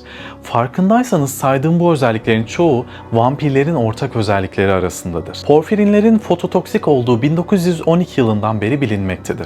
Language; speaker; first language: Turkish; native; Turkish